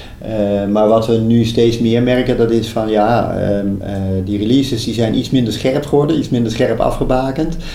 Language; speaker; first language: Dutch; native; Dutch